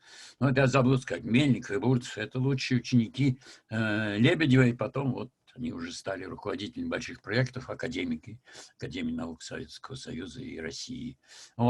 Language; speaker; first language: Russian; native; Russian